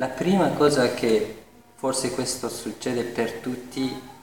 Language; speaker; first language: Italian; non-native, fluent; Persian